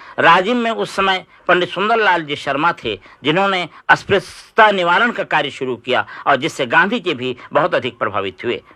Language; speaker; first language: Hindi; native; Hindi